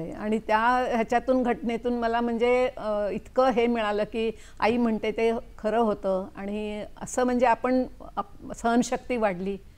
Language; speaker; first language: Marathi; non-native, local second language; Kannada